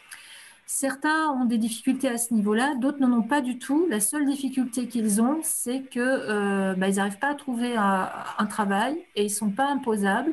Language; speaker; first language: French; native; French